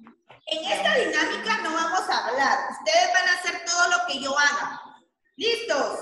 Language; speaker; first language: Spanish; native; Spanish